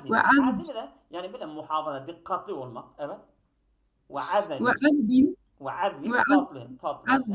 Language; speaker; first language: Turkish; native; Turkish